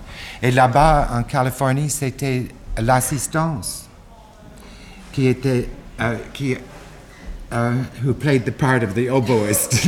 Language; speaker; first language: French; non-native, fluent; English